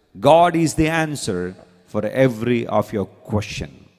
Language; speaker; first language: English; non-native, local second language; Telugu